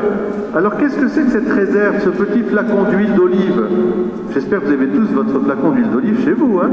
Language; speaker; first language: French; native; French